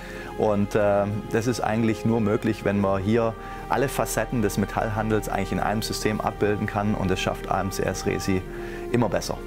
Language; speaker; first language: German; native; German